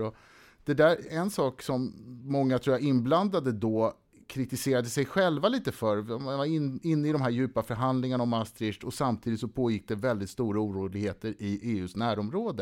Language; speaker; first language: Swedish; native; Swedish